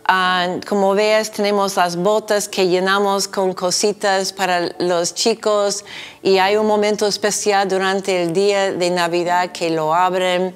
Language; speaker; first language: Spanish; non-native, fluent; English